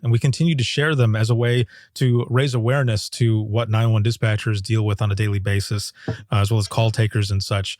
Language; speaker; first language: English; native; English